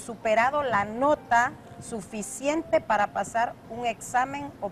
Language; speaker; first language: Spanish; native; Spanish